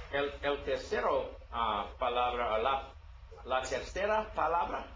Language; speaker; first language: Spanish; non-native, learner; English